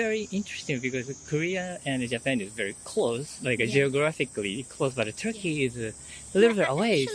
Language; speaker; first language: English; non-native, fluent; Japanese